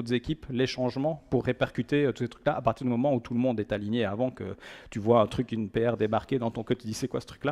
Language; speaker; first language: French; native; French